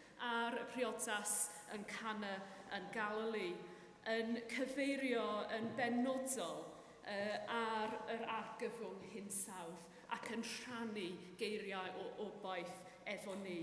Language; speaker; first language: Welsh; non-native, fluent; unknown